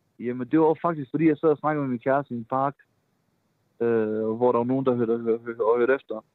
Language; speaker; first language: Danish; early bilingual, other home language; Persian